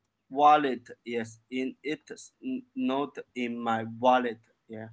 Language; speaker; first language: English; non-native, learner; Chinese